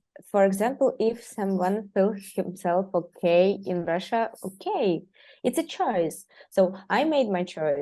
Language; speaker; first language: English; non-native, fluent; Russian